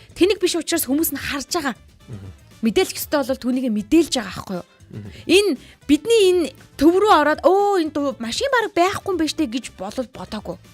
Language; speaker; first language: Mongolian; native; Mongolian